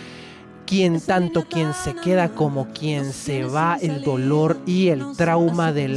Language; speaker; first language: Spanish; native; Spanish